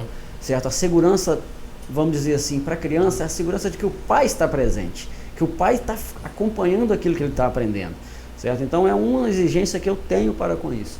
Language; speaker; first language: Portuguese; native; Portuguese